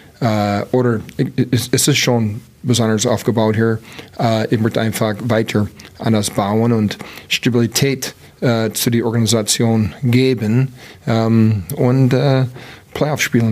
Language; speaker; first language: German; non-native, learner; English